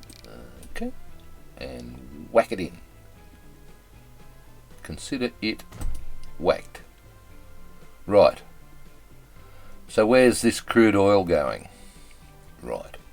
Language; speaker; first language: English; native; English